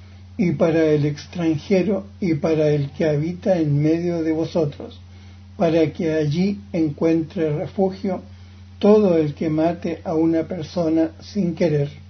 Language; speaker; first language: Spanish; native; Spanish